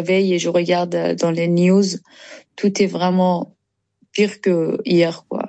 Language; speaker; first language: French; non-native, learner; Persian